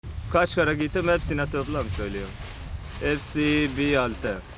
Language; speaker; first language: Turkish; non-native, learner; Persian